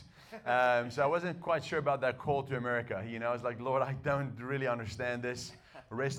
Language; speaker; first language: English; non-native, local second language; Afrikaans